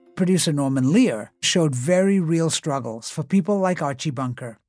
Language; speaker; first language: English; native; English